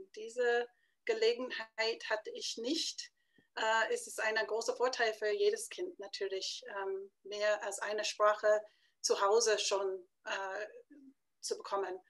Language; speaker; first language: German; non-native, fluent; English